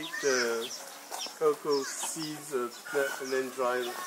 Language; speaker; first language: English; non-native, fluent; French